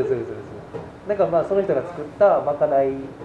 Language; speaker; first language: Japanese; native; Japanese